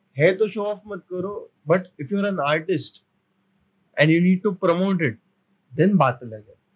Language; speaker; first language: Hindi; non-native, local second language; Marathi